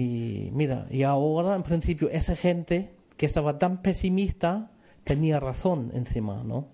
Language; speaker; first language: Spanish; non-native, fluent; German